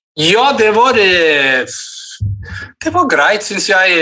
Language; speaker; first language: Norwegian; early bilingual, heritage; English